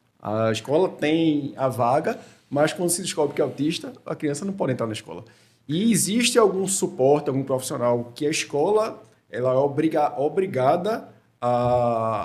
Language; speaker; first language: Portuguese; native; Portuguese